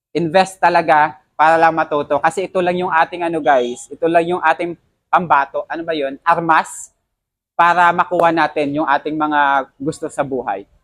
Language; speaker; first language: Filipino; non-native, local second language; Hiligaynon